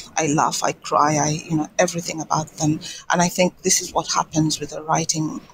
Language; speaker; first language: English; non-native, local second language; Swahili